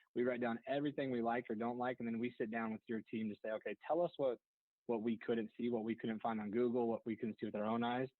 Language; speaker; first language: English; native; English